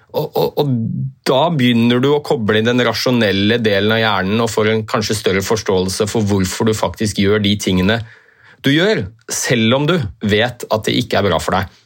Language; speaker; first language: Norwegian; native; Norwegian